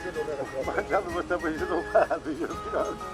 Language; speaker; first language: Italian; native; Italian